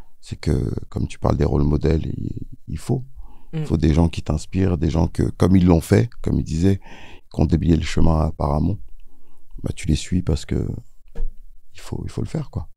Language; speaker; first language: French; early bilingual, other home language; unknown